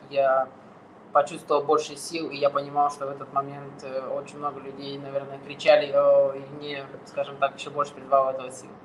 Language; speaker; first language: Russian; non-native, fluent; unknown